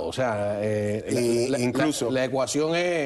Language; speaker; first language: Spanish; native; Spanish